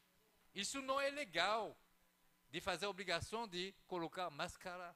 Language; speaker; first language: Portuguese; non-native, fluent; French